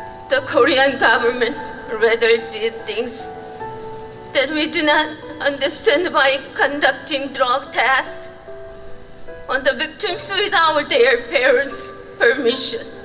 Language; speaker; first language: English; non-native, fluent; Korean